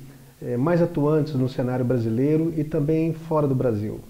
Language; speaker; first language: Portuguese; native; Portuguese